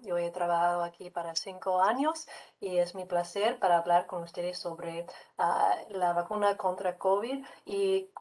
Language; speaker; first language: Spanish; non-native, fluent; English